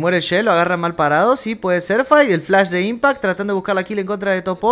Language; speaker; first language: Spanish; native; Spanish